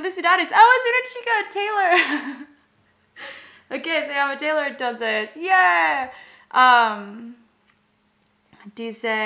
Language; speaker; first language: Spanish; non-native, learner; English